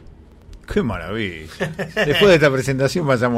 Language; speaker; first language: Spanish; native; Spanish